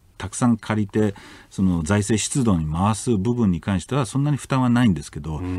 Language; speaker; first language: Japanese; non-native, fluent; English